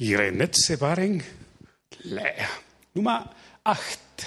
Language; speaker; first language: German; non-native, fluent; Spanish